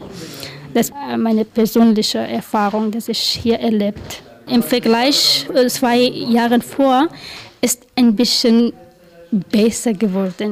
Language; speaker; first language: German; non-native, learner; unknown